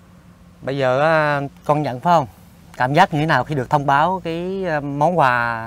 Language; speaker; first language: Vietnamese; native; Vietnamese